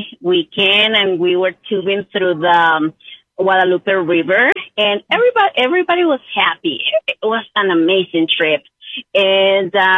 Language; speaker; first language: English; non-native, fluent; Spanish